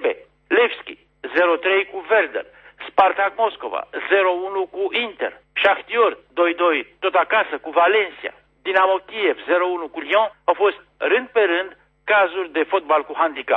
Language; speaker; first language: Romanian; native; Romanian